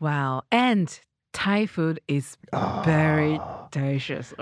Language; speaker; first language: English; non-native, learner; Japanese